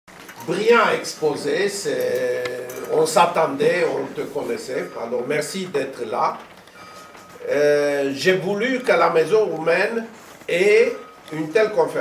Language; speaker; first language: French; non-native, fluent; Romanian